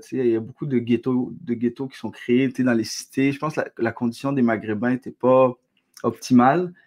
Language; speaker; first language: French; early bilingual, other home language; Arabic